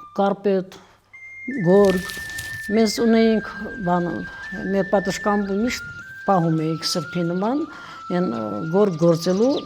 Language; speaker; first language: Armenian; native; Armenian